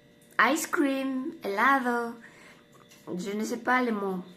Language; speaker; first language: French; non-native, learner; Spanish